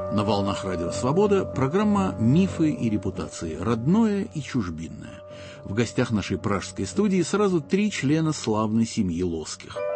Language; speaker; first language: Russian; native; Russian